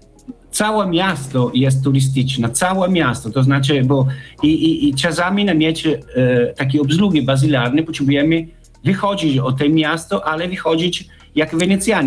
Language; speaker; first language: Polish; non-native, learner; Italian